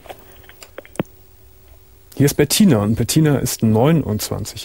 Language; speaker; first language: German; native; German